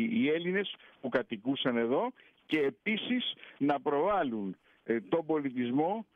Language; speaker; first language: Greek; early bilingual, heritage; Greek